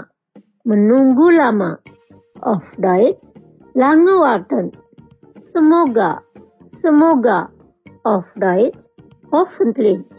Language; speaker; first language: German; non-native, fluent; Indonesian